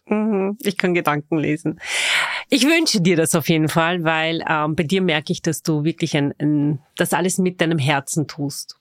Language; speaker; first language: German; native; German